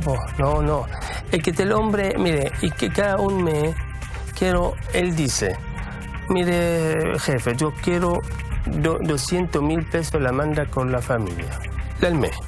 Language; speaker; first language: Spanish; non-native, learner; Arabic